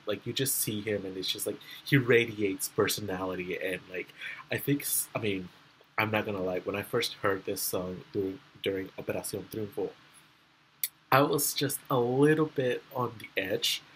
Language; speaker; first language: English; early bilingual, other home language; Spanish